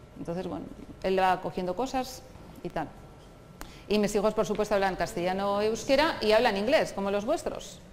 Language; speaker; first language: Spanish; non-native, local second language; Basque